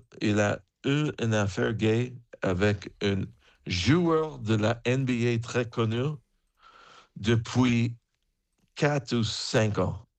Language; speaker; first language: French; non-native, fluent; English